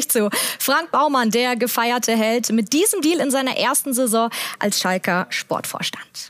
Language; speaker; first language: German; native; German